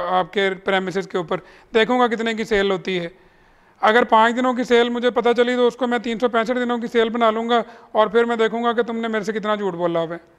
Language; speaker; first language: Urdu; native; Urdu